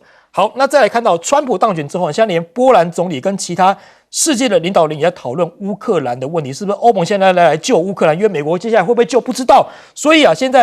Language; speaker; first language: Chinese; native; Chinese